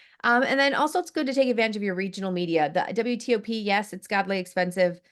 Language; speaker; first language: English; native; English